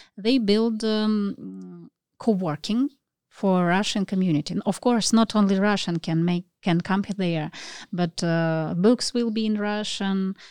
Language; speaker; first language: English; non-native, learner; Russian